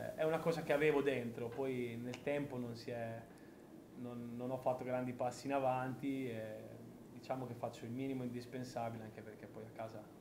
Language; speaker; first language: Italian; native; Italian